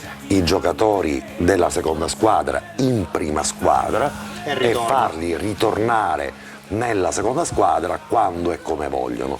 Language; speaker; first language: Italian; native; Italian